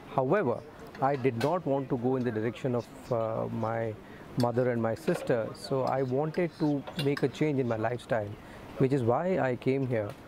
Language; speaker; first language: English; non-native, local second language; Hindi